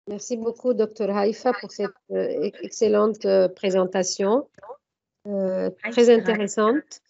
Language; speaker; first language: French; non-native, fluent; Arabic